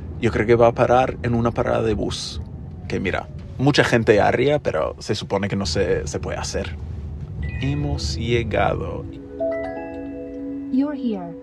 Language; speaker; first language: Spanish; non-native, fluent; English